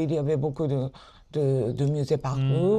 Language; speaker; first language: French; non-native, fluent; Japanese